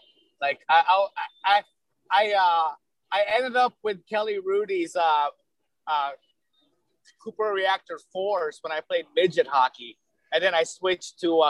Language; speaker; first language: English; early bilingual, other home language; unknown